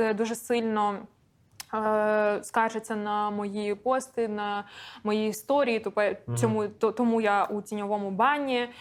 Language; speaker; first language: Ukrainian; non-native, local second language; Russian